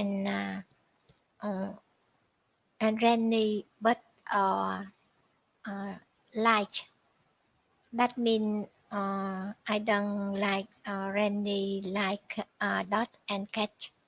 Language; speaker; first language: English; non-native, learner; Vietnamese